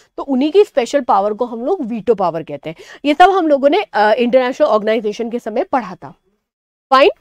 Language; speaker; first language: Hindi; native; Hindi